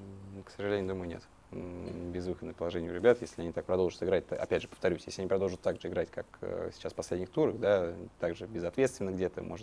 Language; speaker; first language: Russian; native; Russian